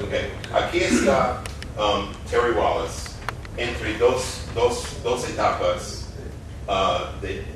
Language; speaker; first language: Spanish; non-native, fluent; English